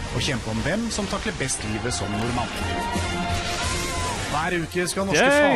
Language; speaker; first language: Norwegian; native; Norwegian